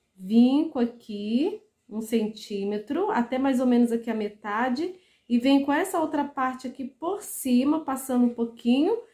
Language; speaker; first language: Portuguese; native; Portuguese